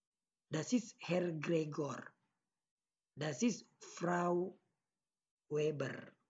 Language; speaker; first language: German; non-native, learner; Indonesian